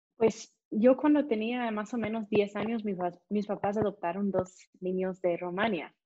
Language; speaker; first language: Spanish; non-native, fluent; English